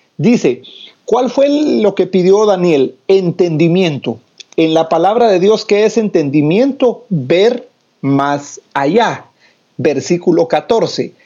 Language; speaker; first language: Spanish; native; Spanish